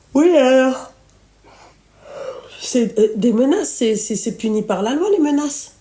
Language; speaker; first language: French; native; French